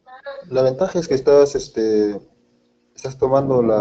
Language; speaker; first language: Spanish; native; Spanish